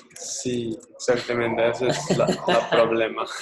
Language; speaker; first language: Spanish; non-native, learner; English